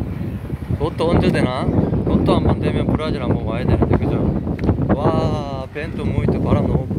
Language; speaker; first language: Portuguese; non-native, learner; Korean